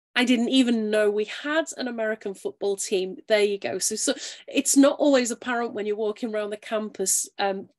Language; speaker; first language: English; native; English